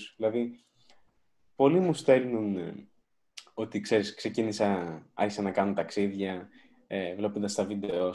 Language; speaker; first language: Greek; early bilingual, other home language; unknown